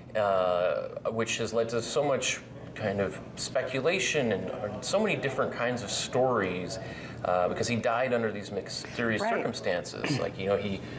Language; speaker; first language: English; native; English